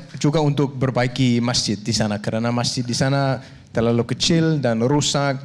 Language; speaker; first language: Indonesian; non-native, fluent; Danish